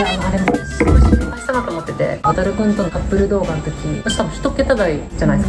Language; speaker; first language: Japanese; native; Japanese